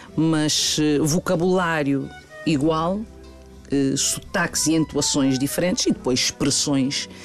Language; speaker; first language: Portuguese; non-native, local second language; Kabuverdianu